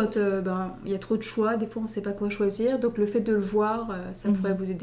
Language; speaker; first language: French; native; French